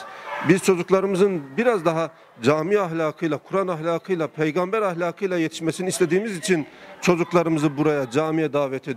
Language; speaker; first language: Turkish; native; Turkish